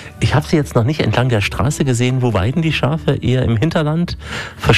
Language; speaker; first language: German; native; German